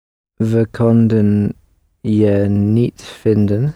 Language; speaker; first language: Dutch; non-native, learner; English